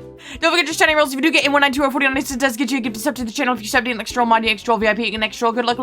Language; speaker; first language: English; native; English